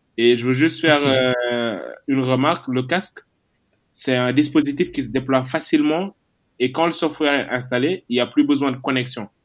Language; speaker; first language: French; non-native, local second language; Wolof